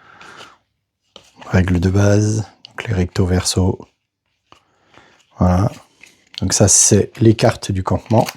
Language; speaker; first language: French; native; French